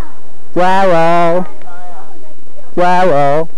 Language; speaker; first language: Chinese; native; Chinese